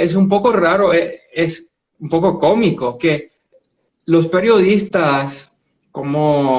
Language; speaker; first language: Spanish; non-native, fluent; English